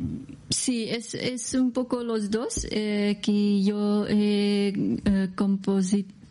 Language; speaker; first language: Spanish; non-native, learner; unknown